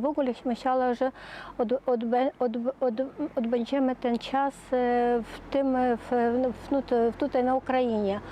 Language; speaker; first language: Polish; early bilingual, heritage; Polish